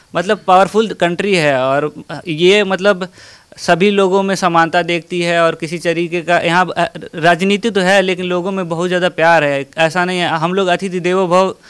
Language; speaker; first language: Hindi; native; Hindi